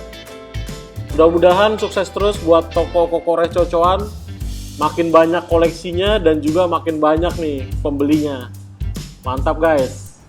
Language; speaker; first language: Indonesian; native; Indonesian